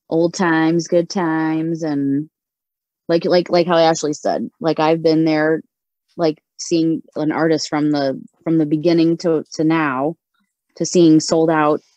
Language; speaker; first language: English; native; English